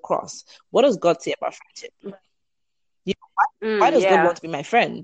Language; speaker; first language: English; non-native, local second language; Yoruba